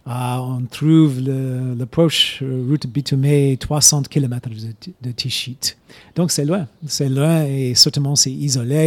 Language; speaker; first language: French; non-native, fluent; English